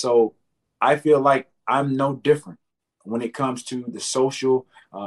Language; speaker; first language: English; native; English